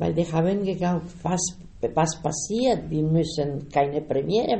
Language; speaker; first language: German; non-native, learner; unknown